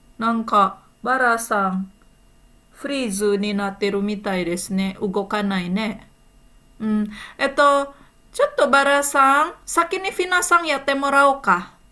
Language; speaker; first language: Japanese; non-native, fluent; Indonesian